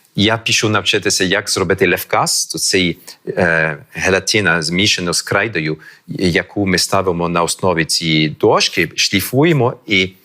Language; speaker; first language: Ukrainian; early bilingual, heritage; French